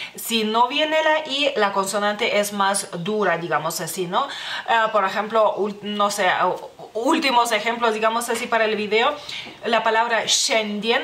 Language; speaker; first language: Spanish; non-native, fluent; Lithuanian